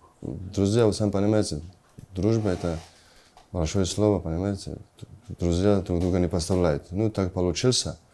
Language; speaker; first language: Russian; non-native, learner; Georgian